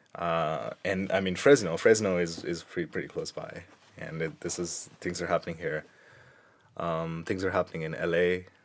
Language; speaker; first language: English; non-native, local second language; Punjabi